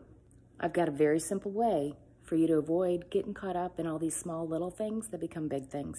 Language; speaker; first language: English; native; English